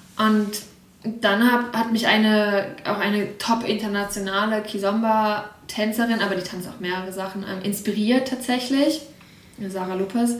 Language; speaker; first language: German; early bilingual, other home language; Russian